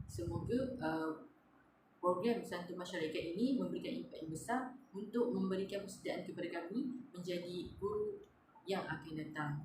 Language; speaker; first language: Malay; native; Malay